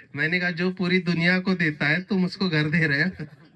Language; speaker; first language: Hindi; non-native, local second language; Marathi